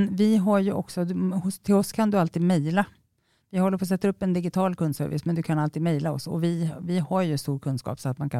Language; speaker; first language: Swedish; native; Swedish